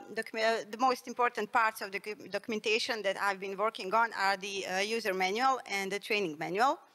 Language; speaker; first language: English; non-native, fluent; Bosnian